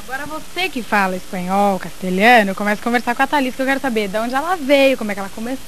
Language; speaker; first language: Portuguese; native; Portuguese